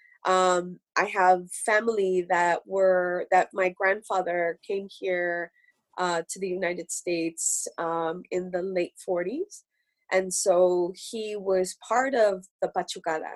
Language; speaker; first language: English; early bilingual, other home language; Spanish